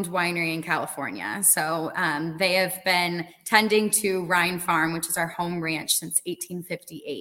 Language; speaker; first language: English; native; English